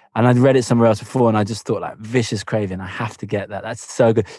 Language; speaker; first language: English; native; English